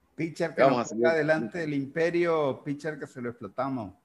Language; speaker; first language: Spanish; native; Spanish